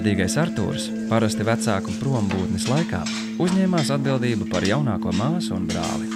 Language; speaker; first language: Latvian; native; Latvian